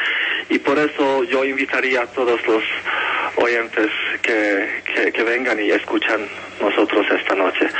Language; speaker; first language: Spanish; non-native, fluent; Hungarian